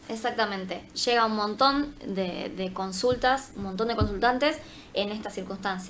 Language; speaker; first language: Spanish; native; Spanish